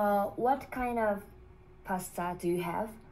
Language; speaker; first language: English; non-native, learner; Korean